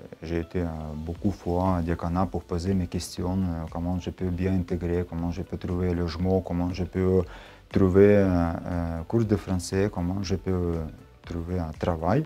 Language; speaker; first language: French; non-native, learner; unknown